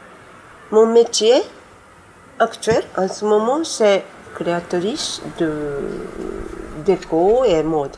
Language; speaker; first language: French; non-native, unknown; Japanese